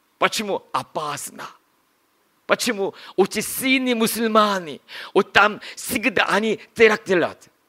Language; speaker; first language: Russian; non-native, learner; Korean